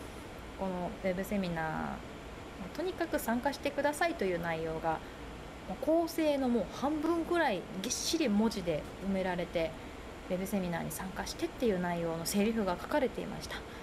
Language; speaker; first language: Japanese; native; Japanese